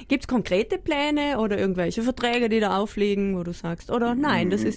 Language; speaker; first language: German; native; German